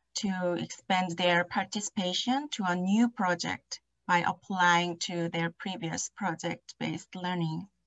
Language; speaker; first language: English; non-native, fluent; Korean